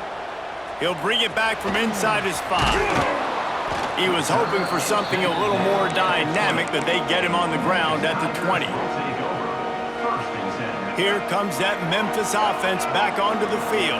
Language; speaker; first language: English; native; English